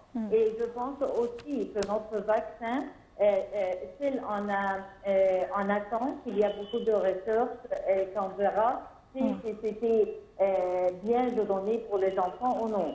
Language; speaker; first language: French; non-native, fluent; Arabic